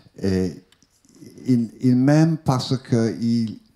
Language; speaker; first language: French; non-native, learner; English